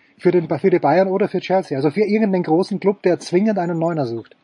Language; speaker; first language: German; native; German